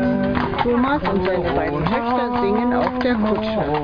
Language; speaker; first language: German; native; German